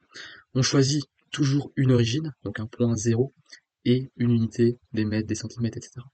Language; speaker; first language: French; native; French